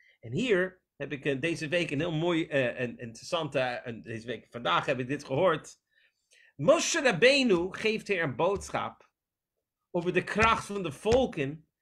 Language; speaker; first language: Dutch; non-native, fluent; English